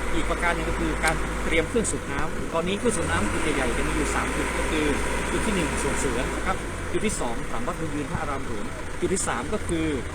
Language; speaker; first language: Thai; native; Thai